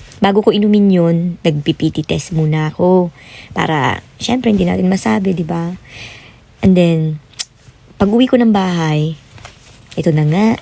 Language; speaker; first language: Filipino; native; Filipino